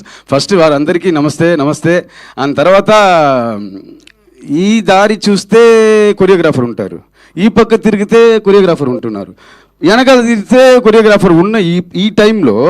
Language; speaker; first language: Telugu; early bilingual, other home language; Tamil